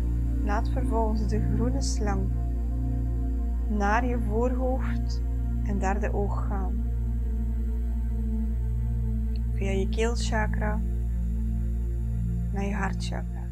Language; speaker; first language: Dutch; native; Dutch